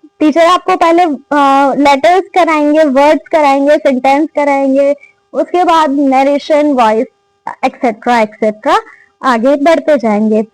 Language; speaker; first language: Hindi; native; Hindi